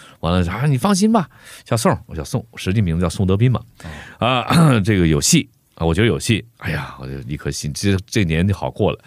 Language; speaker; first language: Chinese; native; Chinese